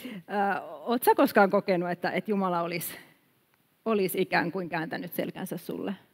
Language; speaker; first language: Finnish; native; Finnish